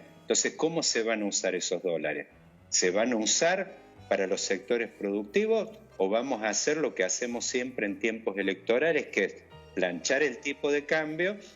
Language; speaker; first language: Spanish; native; Spanish